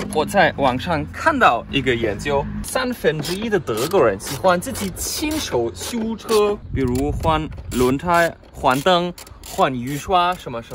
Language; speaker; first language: Chinese; non-native, fluent; German